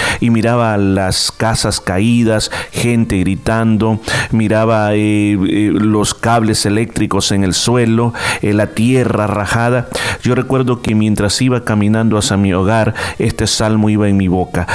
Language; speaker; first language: Spanish; native; Spanish